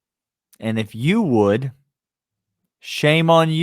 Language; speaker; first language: English; native; English